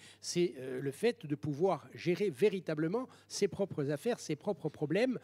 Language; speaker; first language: French; native; French